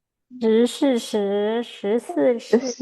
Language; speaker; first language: Chinese; non-native, fluent; Indonesian